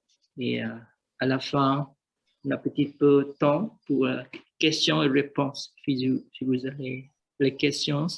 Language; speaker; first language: French; non-native, learner; Vietnamese